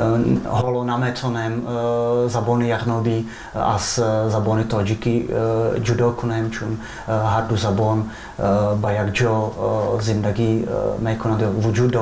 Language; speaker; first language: Persian; non-native, fluent; Czech